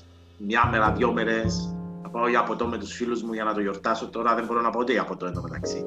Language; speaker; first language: Greek; native; Greek